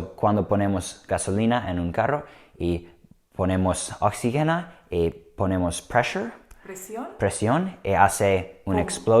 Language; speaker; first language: Spanish; non-native, learner; English